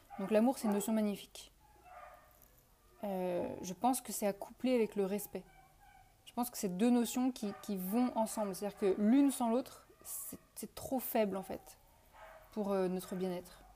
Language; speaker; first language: French; native; French